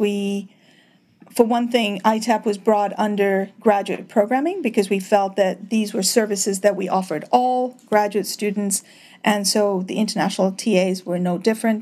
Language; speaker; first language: English; native; English